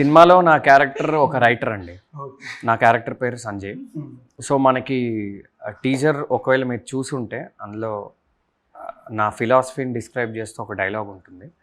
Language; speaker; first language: Telugu; native; Telugu